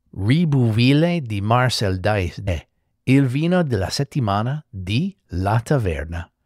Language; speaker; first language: Italian; non-native, fluent; English